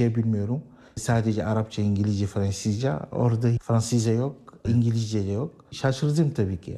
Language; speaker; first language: Turkish; non-native, learner; Arabic